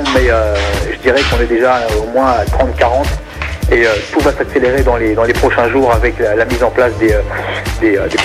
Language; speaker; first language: French; native; French